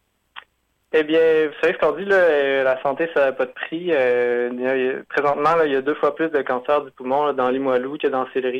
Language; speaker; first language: French; native; French